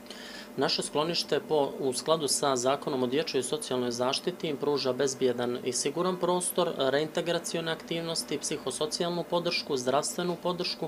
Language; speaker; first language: Serbian; native; Serbian